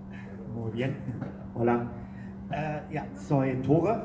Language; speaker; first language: Spanish; non-native, learner; German